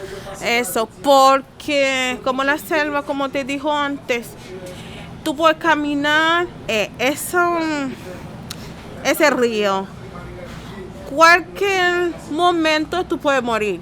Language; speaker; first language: Spanish; non-native, learner; Haitian Creole